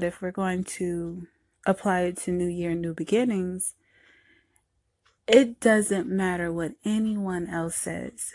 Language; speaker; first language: English; native; English